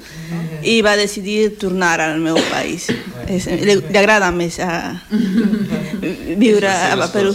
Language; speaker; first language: Catalan; non-native, learner; Spanish